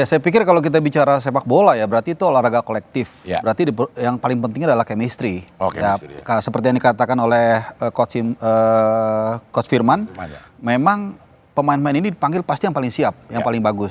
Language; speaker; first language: Indonesian; native; Indonesian